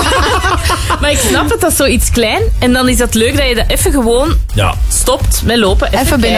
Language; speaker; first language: Dutch; native; Dutch